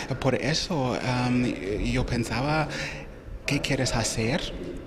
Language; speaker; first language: Spanish; non-native, learner; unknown